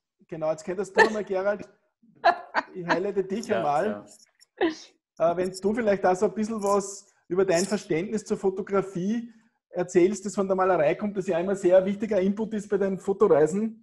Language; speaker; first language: German; native; German